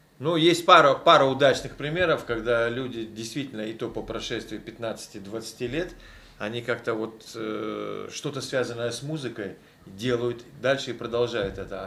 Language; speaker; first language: Russian; native; Russian